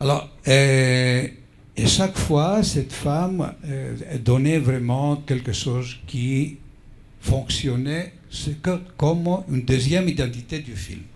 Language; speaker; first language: French; non-native, fluent; Greek